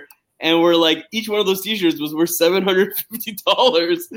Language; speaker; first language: English; native; English